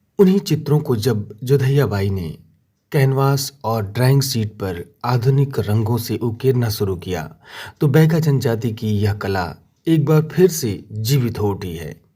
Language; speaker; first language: Hindi; native; Hindi